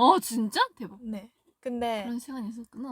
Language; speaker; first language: Korean; non-native, fluent; Japanese